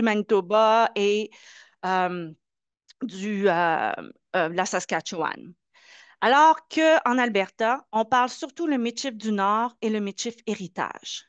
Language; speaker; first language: French; native; French